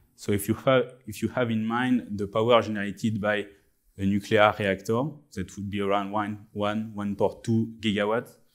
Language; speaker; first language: English; non-native, fluent; French